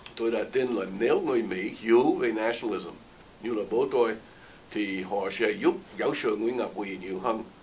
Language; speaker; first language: Vietnamese; non-native, fluent; English